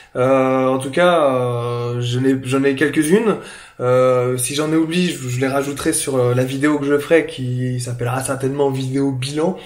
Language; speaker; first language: French; native; French